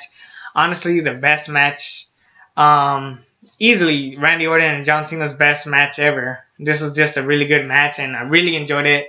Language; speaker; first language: English; native; English